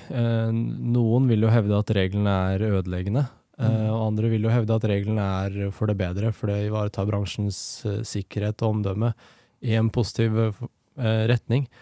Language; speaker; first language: Norwegian; native; Norwegian